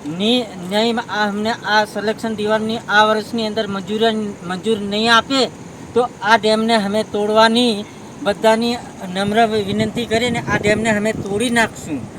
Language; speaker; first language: Gujarati; non-native, local second language; Rathawi